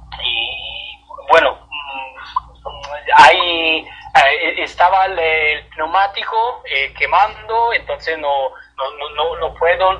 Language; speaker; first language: Spanish; non-native, fluent; Italian